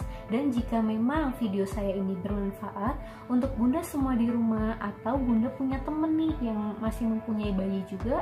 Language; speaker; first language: Indonesian; native; Indonesian